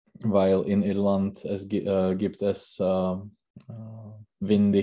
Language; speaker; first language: German; non-native, learner; Czech